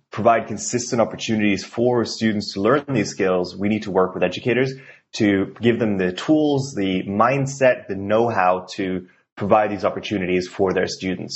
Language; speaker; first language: English; non-native, fluent; Norwegian